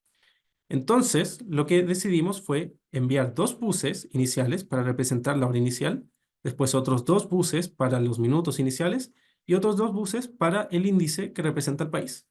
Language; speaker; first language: Spanish; native; Spanish